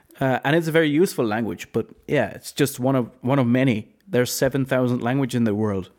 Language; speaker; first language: English; non-native, fluent; Low German